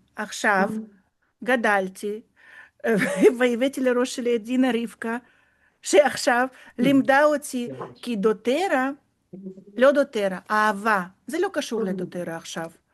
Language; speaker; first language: Hebrew; non-native, fluent; Russian